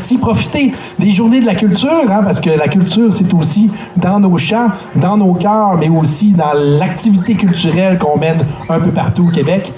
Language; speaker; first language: French; native; French